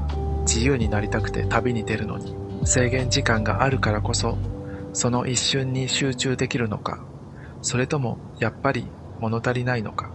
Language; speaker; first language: Japanese; native; Japanese